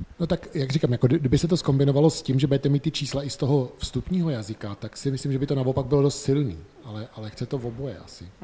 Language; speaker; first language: Czech; native; Czech